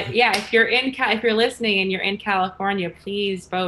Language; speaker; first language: English; native; English